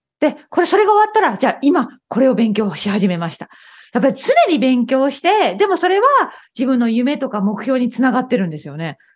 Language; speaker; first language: Japanese; native; Japanese